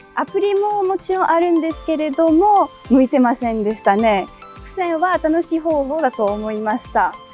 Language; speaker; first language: Japanese; non-native, fluent; French